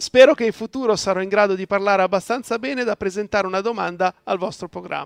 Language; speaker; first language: Italian; native; Italian